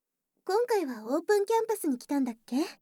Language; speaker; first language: Japanese; native; Japanese